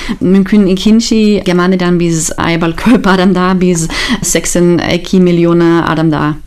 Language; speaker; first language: Kyrgyz; non-native, learner; German